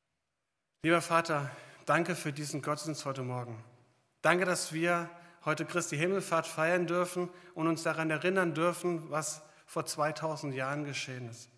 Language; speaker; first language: German; native; German